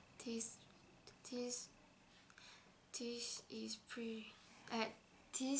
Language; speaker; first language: English; non-native, learner; Korean